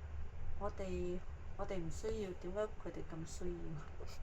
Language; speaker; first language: Cantonese; native; Cantonese